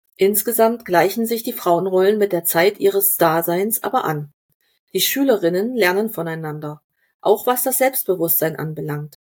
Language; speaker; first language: German; native; German